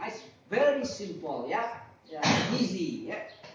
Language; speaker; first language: English; non-native, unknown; Indonesian